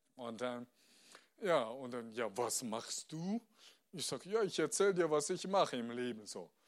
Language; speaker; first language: German; non-native, fluent; Chinese